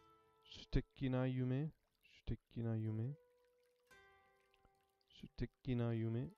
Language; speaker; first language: Japanese; non-native, learner; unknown